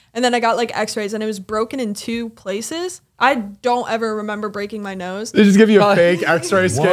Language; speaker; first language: English; native; English